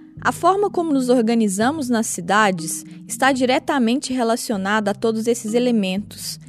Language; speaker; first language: Portuguese; native; Portuguese